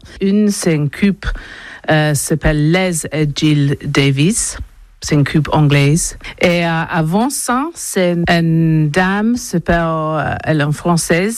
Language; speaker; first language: French; non-native, learner; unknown